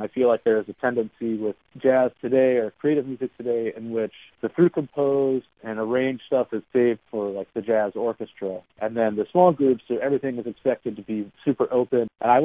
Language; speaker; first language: English; native; English